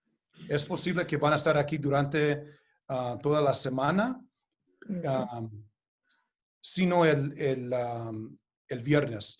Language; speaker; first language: Spanish; early bilingual, heritage; Spanish